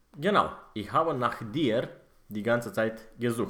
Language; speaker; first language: German; non-native, fluent; Romanian